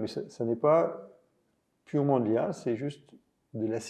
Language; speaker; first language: French; native; French